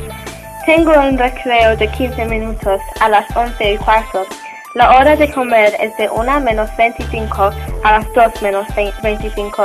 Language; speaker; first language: Spanish; non-native, learner; English